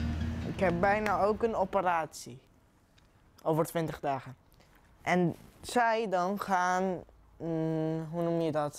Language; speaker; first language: Dutch; early bilingual, other home language; Arabic